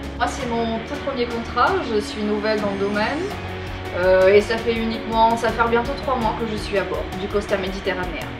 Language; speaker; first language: French; non-native, local second language; Morisyen